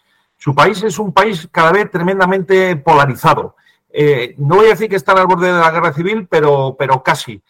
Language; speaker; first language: Spanish; native; Spanish